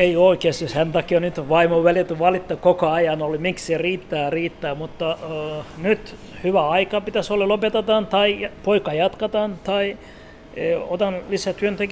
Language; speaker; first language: Finnish; non-native, learner; Turkish